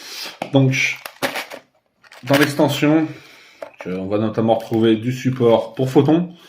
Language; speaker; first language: French; native; French